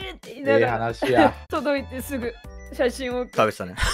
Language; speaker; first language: Japanese; native; Japanese